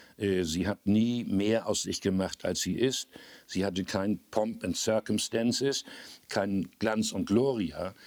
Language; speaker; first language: German; native; German